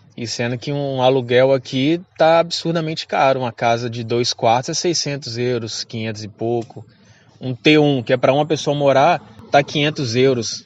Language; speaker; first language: Portuguese; native; Portuguese